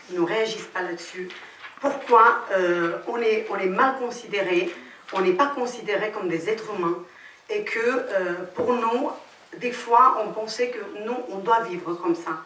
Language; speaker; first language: French; non-native, fluent; Romany